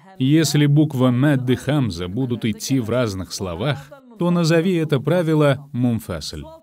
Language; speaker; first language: Russian; non-native, fluent; Azerbaijani